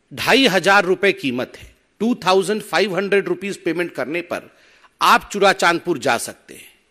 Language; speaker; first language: Hindi; non-native, local second language; Odia